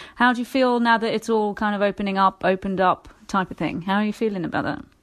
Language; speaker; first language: English; native; English